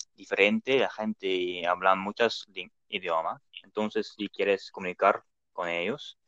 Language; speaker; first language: Spanish; non-native, fluent; Dutch